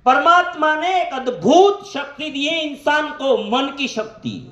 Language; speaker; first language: Hindi; non-native, local second language; Gujarati